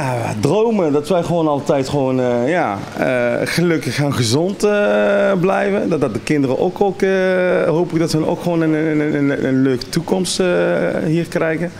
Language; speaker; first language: Dutch; non-native, fluent; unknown